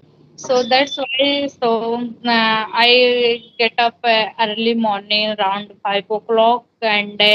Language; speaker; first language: English; non-native, learner; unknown